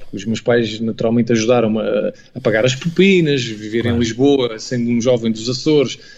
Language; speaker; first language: Portuguese; native; Portuguese